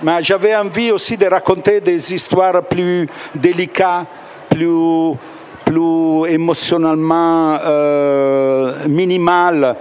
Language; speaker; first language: French; non-native, fluent; Italian